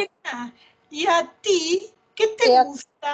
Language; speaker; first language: Italian; non-native, fluent; Spanish